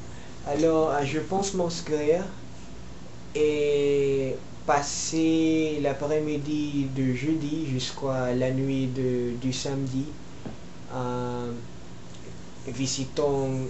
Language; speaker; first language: French; non-native, learner; Filipino